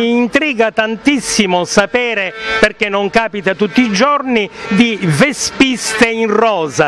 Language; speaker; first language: Italian; native; Italian